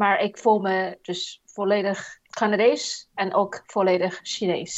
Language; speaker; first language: Dutch; non-native, learner; Chinese